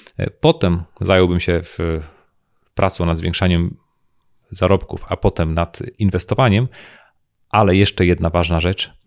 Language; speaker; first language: Polish; native; Polish